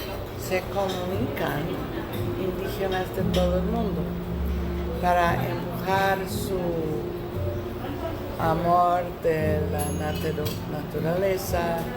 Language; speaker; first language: Spanish; non-native, learner; English